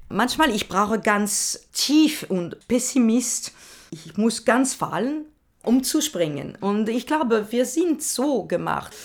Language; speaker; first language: German; non-native, learner; French